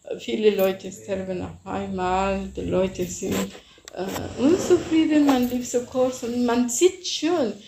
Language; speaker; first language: German; non-native, fluent; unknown